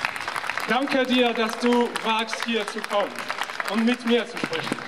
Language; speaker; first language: German; non-native, fluent; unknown